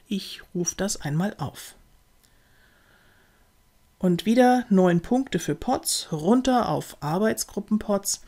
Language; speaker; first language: German; native; German